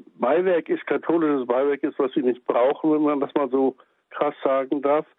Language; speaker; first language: German; native; German